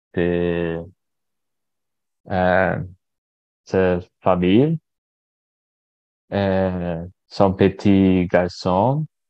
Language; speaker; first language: French; non-native, learner; Portuguese